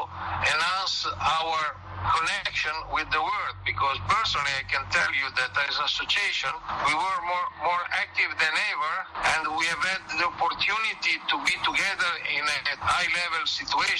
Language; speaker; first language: English; non-native, fluent; Italian